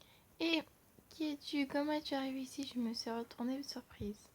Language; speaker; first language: French; native; French